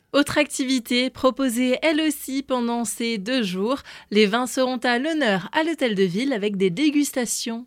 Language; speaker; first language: French; native; French